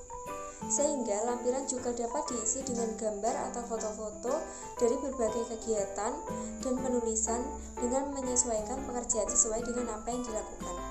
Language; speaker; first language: Indonesian; native; Indonesian